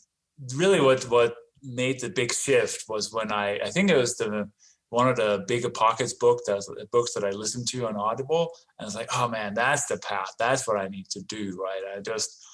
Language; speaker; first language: English; non-native, fluent; Danish